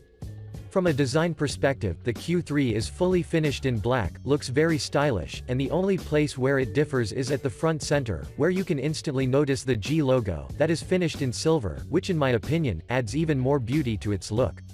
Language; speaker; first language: English; non-native, fluent; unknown